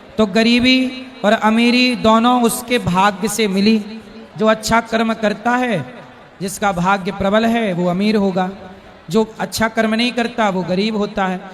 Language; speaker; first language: Hindi; native; Hindi